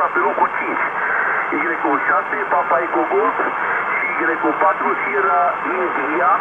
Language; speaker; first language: Romanian; native; Romanian